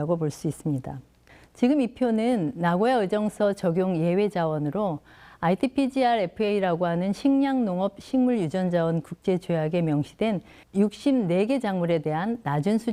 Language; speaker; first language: Korean; native; Korean